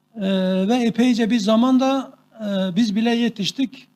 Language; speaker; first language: Turkish; non-native, local second language; Kurdish